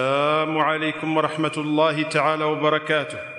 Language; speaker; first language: Arabic; non-native, fluent; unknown